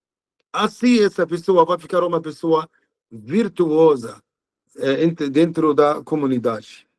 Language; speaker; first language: Portuguese; non-native, learner; Arabic